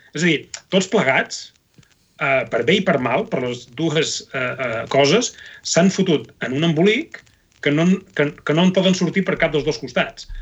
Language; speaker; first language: Catalan; native; Catalan